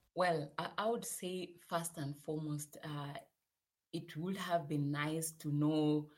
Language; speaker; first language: English; non-native, local second language; Swahili